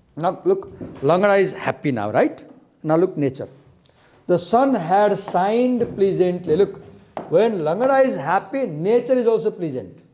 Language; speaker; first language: English; non-native, local second language; Nepali